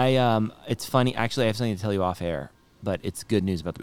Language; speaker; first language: English; native; English